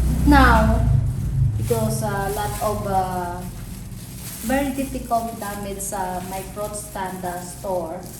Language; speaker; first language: English; non-native, learner; Filipino